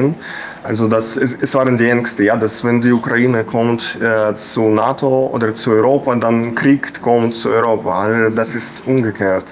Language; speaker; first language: German; non-native, fluent; Ukrainian